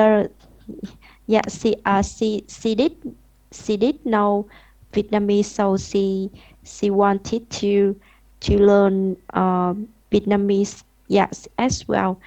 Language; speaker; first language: English; non-native, learner; Vietnamese